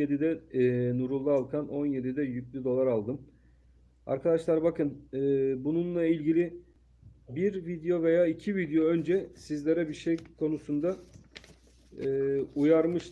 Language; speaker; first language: Turkish; native; Turkish